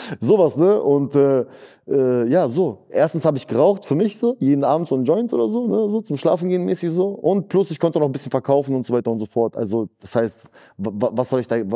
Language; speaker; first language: German; early bilingual, other home language; Russian